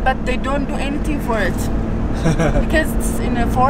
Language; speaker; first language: English; non-native, fluent; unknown